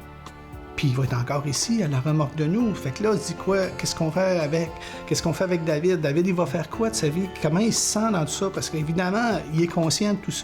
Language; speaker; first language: French; native; French